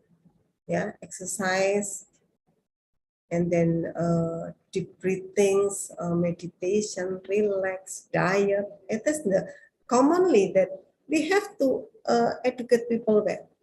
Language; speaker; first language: English; non-native, learner; Indonesian